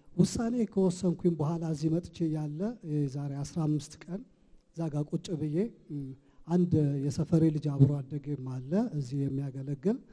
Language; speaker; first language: Amharic; native; Amharic